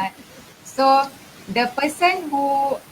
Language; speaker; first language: English; non-native, local second language; Malay